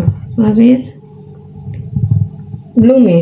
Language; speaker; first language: German; non-native, learner; Indonesian